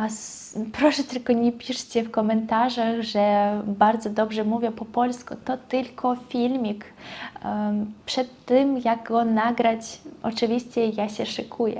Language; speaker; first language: Polish; non-native, fluent; Russian